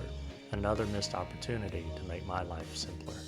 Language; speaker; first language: English; native; English